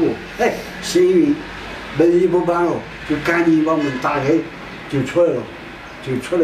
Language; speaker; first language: Chinese; non-native, local second language; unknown